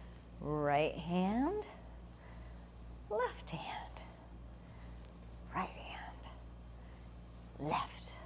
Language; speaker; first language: English; native; English